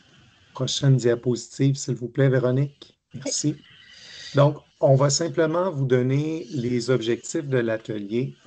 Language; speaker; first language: French; native; French